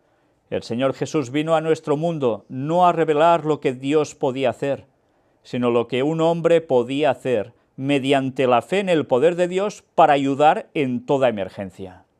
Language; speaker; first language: Spanish; native; Spanish